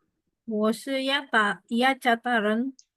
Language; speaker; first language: Chinese; non-native, learner; Indonesian